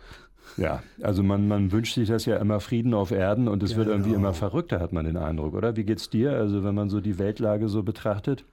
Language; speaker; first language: German; native; German